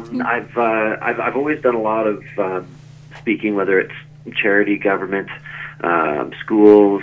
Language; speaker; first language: English; native; English